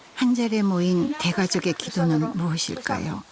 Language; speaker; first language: Korean; native; Korean